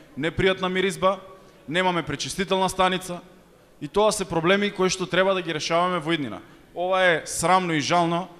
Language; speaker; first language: Macedonian; native; Macedonian